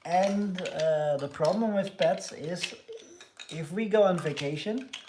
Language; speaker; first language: English; non-native, fluent; Dutch